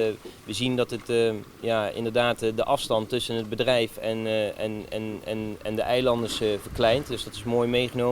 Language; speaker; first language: Dutch; native; Dutch